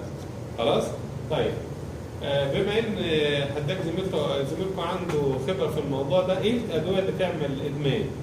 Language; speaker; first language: Arabic; native; Arabic